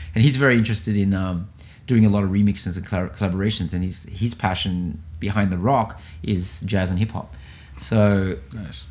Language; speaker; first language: English; native; English